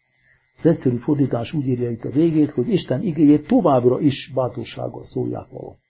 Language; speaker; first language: Hungarian; native; Hungarian